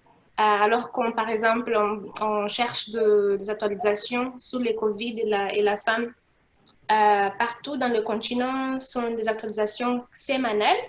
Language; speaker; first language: French; non-native, local second language; Portuguese